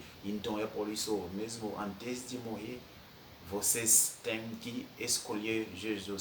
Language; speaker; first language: Portuguese; non-native, fluent; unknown